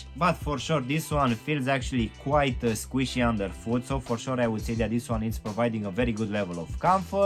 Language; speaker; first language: English; non-native, fluent; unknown